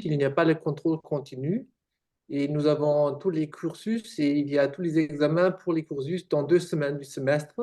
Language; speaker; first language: French; non-native, fluent; German